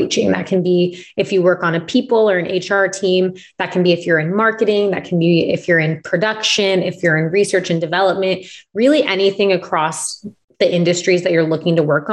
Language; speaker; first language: English; native; English